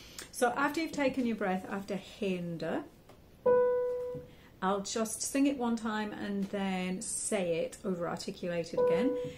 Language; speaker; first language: English; native; English